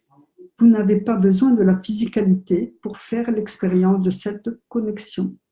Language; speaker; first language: French; native; French